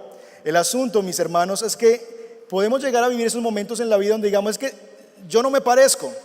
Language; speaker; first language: Spanish; native; Spanish